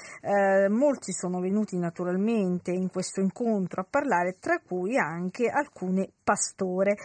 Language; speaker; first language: Italian; native; Italian